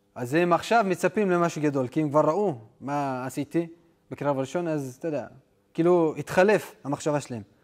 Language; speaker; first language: Hebrew; non-native, local second language; Adyghe